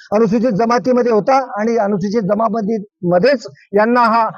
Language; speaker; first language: Marathi; non-native, local second language; Lambadi